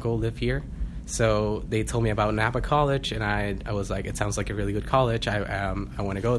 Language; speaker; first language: English; non-native, fluent; Spanish